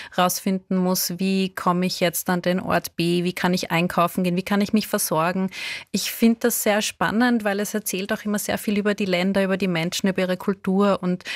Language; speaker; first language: German; native; German